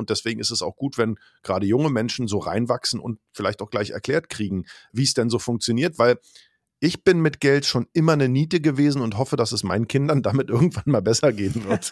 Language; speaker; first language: German; native; German